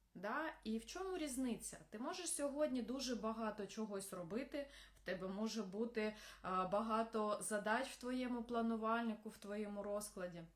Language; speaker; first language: Ukrainian; non-native, local second language; Russian